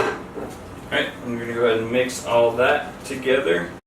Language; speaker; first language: English; native; English